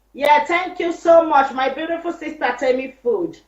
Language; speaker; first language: English; non-native, local second language; Yoruba